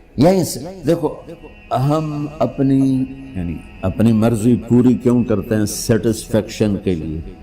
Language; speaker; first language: Urdu; non-native, local second language; Punjabi